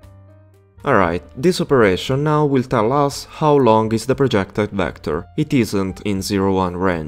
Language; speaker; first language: English; non-native, fluent; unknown